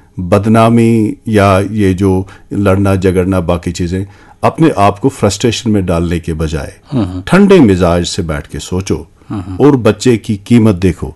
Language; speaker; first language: Urdu; non-native, local second language; Kashmiri